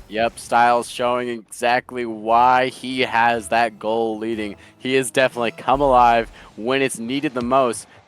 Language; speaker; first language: English; native; English